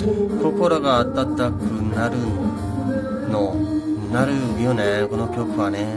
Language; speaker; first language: Japanese; non-native, fluent; Korean